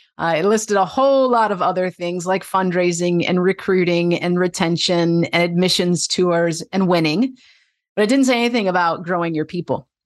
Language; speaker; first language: English; native; English